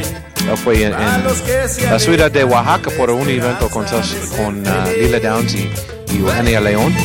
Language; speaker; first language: Spanish; non-native, learner; English